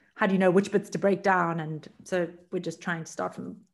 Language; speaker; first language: English; native; English